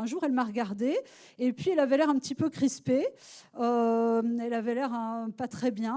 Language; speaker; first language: French; native; French